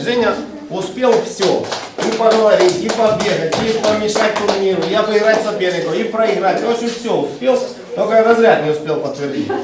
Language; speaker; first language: Russian; non-native, local second language; Ukrainian